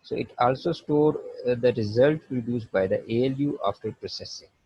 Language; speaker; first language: English; non-native, local second language; Urdu